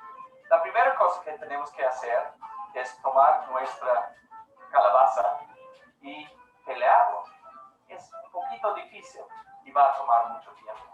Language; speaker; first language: Spanish; non-native, learner; English